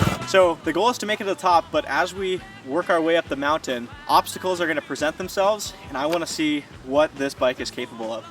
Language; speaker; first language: English; native; English